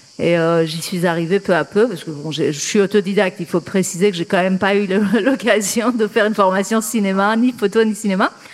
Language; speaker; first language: French; non-native, fluent; Persian